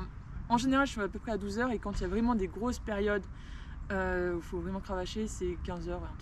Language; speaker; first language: French; native; French